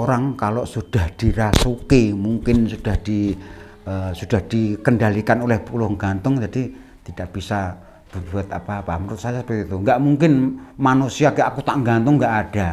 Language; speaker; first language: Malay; non-native, local second language; Javanese